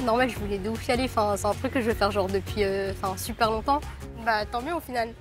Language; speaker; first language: French; native; French